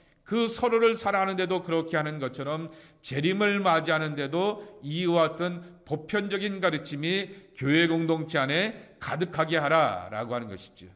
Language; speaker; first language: Korean; native; Korean